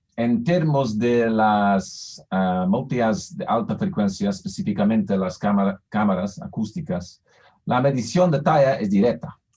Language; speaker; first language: Spanish; non-native, fluent; English